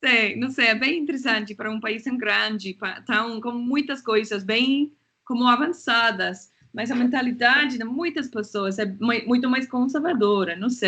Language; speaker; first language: Portuguese; non-native, fluent; English